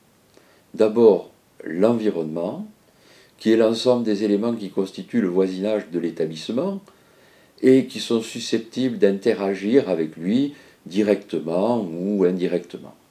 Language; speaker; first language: French; native; French